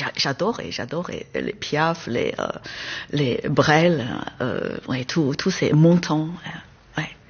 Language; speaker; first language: French; non-native, fluent; Chinese